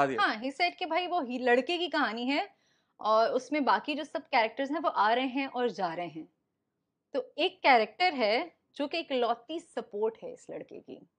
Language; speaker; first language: Urdu; native; Urdu